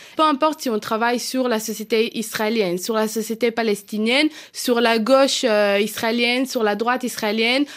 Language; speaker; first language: French; non-native, fluent; Hebrew